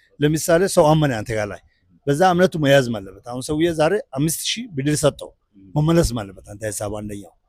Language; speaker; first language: Amharic; non-native, local second language; Somali